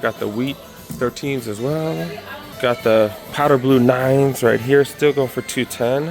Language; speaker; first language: English; native; English